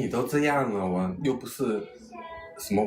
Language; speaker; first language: Chinese; native; Chinese